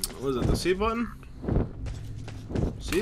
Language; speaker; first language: English; native; English